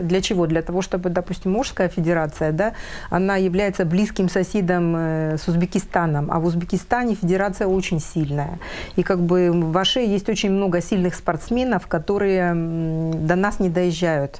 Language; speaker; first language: Russian; native; Russian